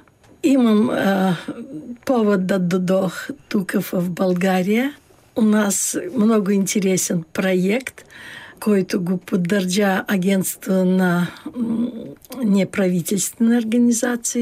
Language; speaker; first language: Bulgarian; early bilingual, heritage; Bulgarian